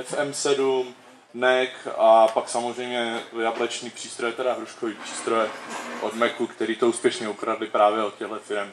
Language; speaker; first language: Czech; native; Czech